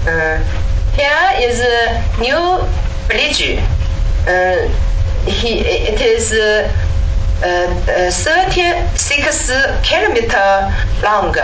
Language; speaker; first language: English; non-native, learner; Chinese